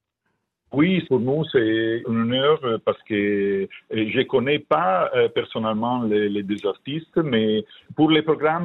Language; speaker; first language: French; non-native, learner; Italian